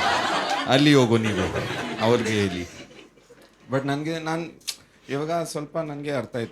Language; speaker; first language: Kannada; non-native, learner; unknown